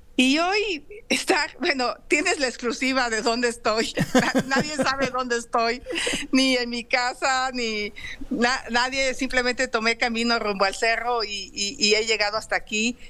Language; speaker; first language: Spanish; native; Spanish